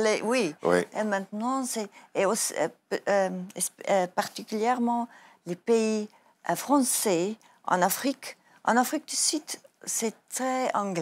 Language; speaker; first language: French; non-native, learner; Afrikaans